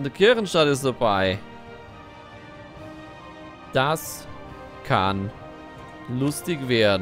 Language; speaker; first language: German; native; German